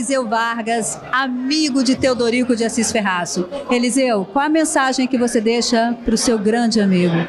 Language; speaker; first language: Portuguese; native; Portuguese